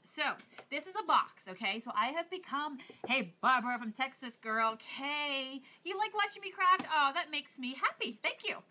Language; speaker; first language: English; native; English